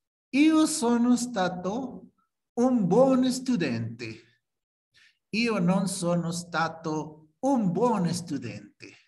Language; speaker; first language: Italian; non-native, fluent; Spanish